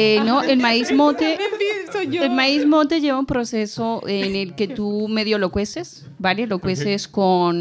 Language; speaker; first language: Spanish; native; Spanish